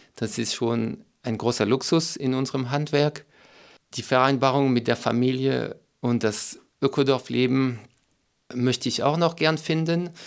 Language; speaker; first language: German; non-native, fluent; French